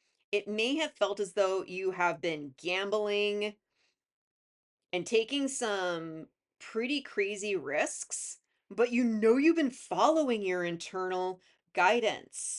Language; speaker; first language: English; native; English